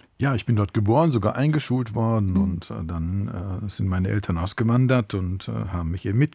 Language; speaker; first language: German; early bilingual, other home language; Italian